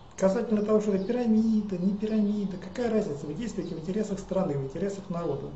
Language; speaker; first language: Russian; native; Russian